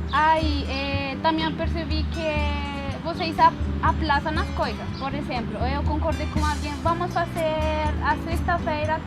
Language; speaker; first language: Portuguese; non-native, learner; Spanish